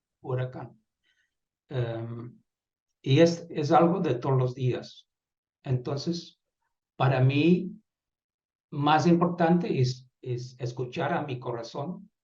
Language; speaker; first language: Spanish; non-native, fluent; Dutch